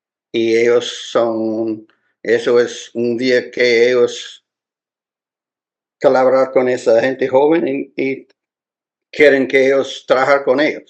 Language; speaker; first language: Spanish; non-native, learner; English